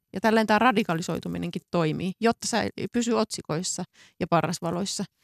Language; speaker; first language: Finnish; native; Finnish